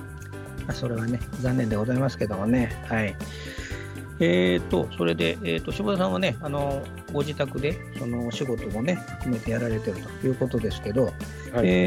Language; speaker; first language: Japanese; native; Japanese